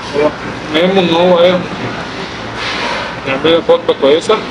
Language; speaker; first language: Arabic; native; Arabic